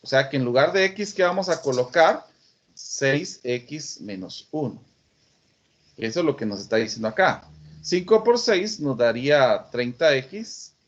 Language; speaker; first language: Spanish; native; Spanish